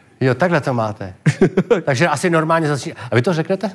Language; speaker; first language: Czech; native; Czech